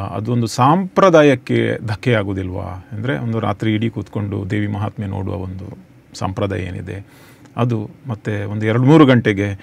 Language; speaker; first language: Kannada; native; Kannada